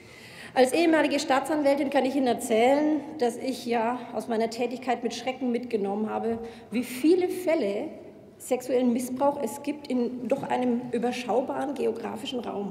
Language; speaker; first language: German; native; German